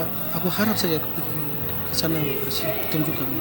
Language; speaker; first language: Indonesian; early bilingual, heritage; Indonesian